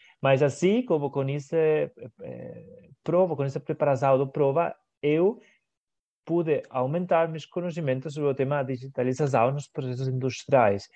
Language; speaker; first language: Portuguese; non-native, fluent; Spanish